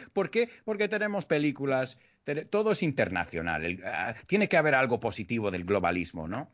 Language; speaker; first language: Spanish; early bilingual, heritage; Spanish